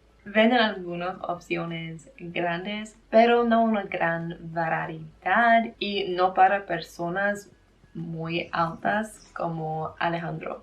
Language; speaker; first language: Spanish; non-native, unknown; English